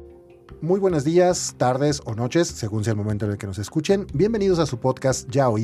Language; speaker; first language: Spanish; native; Spanish